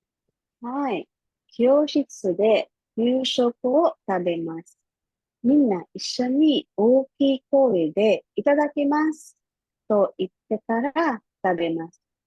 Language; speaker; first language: Japanese; non-native, fluent; Filipino